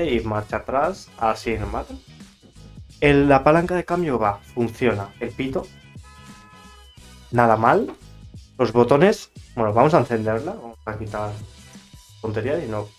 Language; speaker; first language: Spanish; native; Spanish